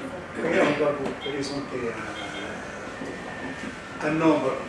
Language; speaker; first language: French; non-native, local second language; Arabic